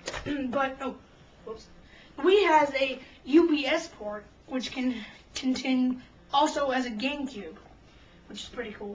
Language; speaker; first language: English; native; English